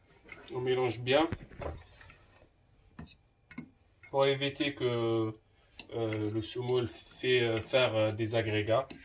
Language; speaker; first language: French; non-native, local second language; Arabic